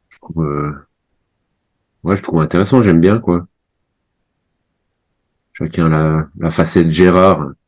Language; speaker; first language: French; native; French